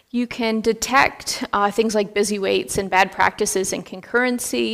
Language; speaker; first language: English; native; English